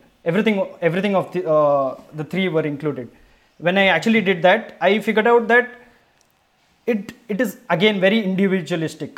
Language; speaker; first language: English; non-native, local second language; Kannada